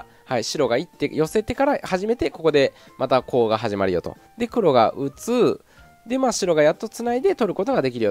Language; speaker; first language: Japanese; native; Japanese